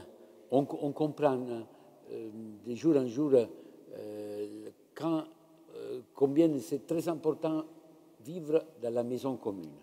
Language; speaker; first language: French; non-native, fluent; Italian